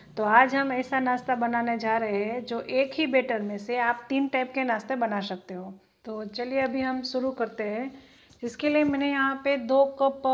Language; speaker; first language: Hindi; non-native, local second language; Gujarati